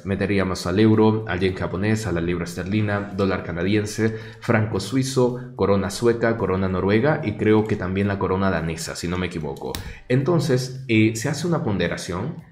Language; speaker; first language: Spanish; native; Spanish